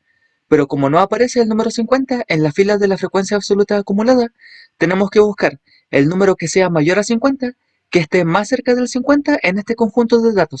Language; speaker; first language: Spanish; native; Spanish